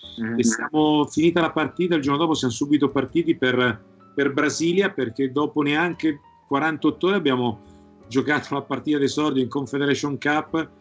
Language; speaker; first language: Italian; native; Italian